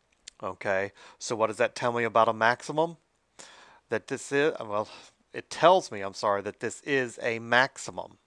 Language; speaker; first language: English; native; English